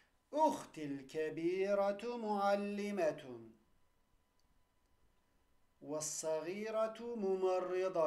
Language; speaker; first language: Arabic; non-native, fluent; Turkish